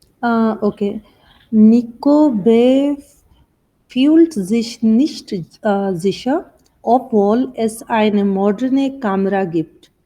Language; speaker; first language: German; non-native, learner; Urdu